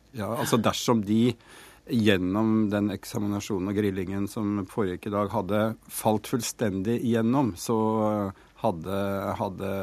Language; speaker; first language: Norwegian; native; Norwegian